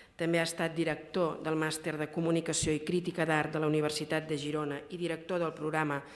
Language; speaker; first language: Catalan; native; Catalan